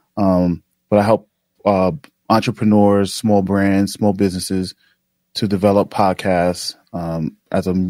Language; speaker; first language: English; native; English